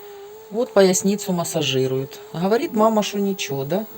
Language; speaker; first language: Russian; native; Russian